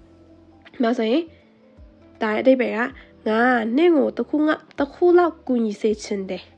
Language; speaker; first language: Burmese; native; Burmese